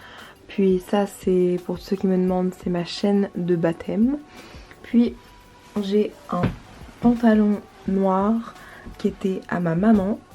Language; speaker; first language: French; native; French